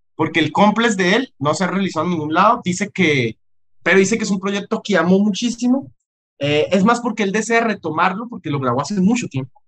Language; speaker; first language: Spanish; native; Spanish